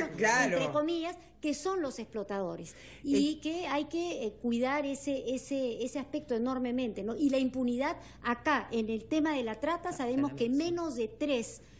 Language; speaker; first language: Spanish; native; Spanish